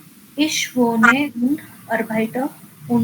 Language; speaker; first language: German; non-native, learner; Hindi